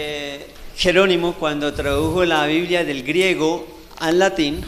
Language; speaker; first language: Spanish; native; Spanish